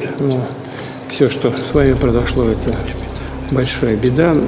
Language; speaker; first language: Russian; native; Russian